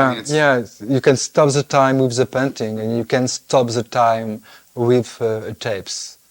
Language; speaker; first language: English; non-native, fluent; French